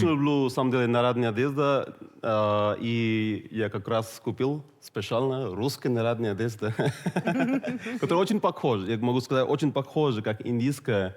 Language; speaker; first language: Russian; non-native, fluent; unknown